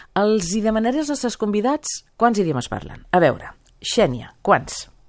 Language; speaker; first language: Catalan; native; Catalan